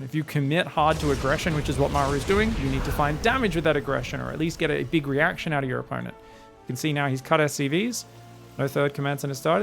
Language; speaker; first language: English; native; English